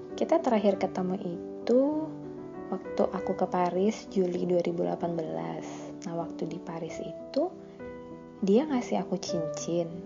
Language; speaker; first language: Indonesian; native; Indonesian